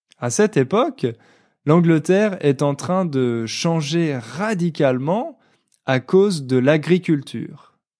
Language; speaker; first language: French; native; French